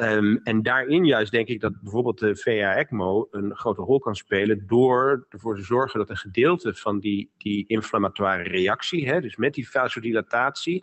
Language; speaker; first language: Dutch; native; Dutch